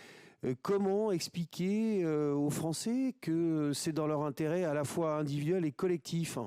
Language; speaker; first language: French; native; French